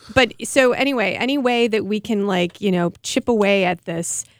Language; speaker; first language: English; native; English